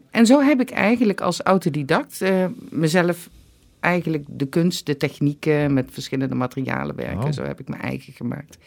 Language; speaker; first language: Dutch; native; Dutch